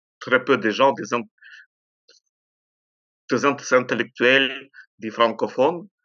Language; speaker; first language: French; non-native, fluent; Ukrainian